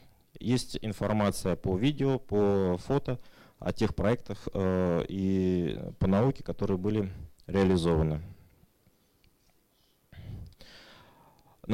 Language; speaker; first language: Russian; native; Russian